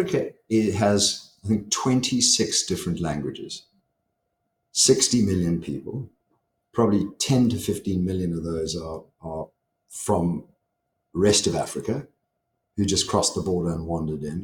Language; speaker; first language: English; native; English